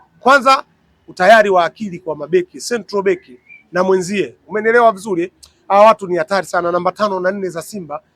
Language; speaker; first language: Swahili; native; Swahili